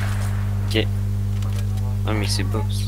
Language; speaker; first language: French; native; French